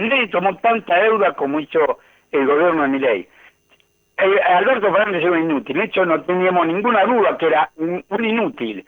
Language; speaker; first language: Spanish; native; Spanish